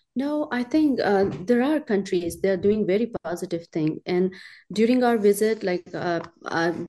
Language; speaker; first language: English; non-native, local second language; Urdu